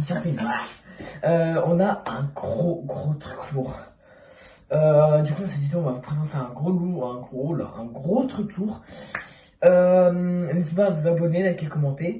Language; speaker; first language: French; native; French